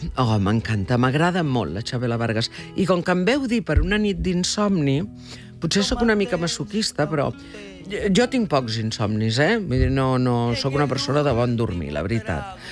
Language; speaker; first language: Catalan; early bilingual, heritage; Catalan